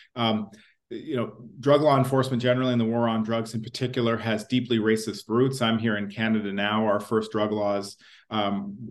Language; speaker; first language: English; native; English